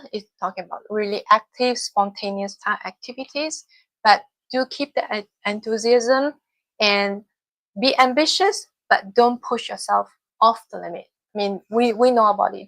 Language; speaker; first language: English; non-native, fluent; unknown